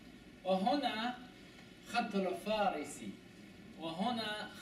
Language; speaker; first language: Arabic; non-native, learner; Chinese